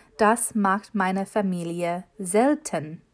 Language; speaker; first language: German; non-native, fluent; English